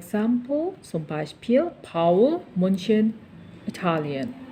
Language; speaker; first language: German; non-native, learner; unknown